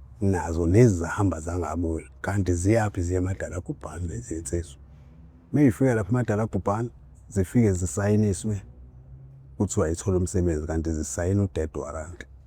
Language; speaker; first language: Zulu; native; Zulu